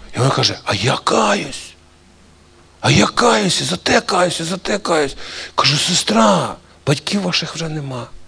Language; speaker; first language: Ukrainian; non-native, local second language; Russian